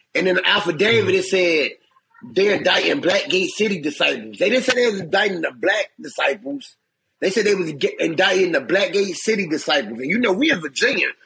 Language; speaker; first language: English; native; English